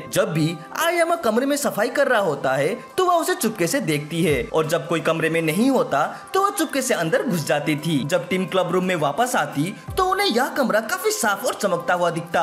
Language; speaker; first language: Hindi; native; Hindi